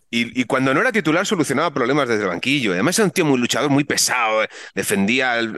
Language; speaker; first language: Spanish; native; Spanish